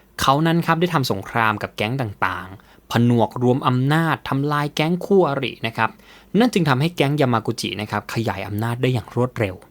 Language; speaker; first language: Thai; native; Thai